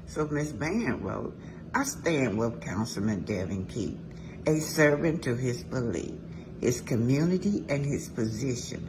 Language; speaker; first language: English; native; English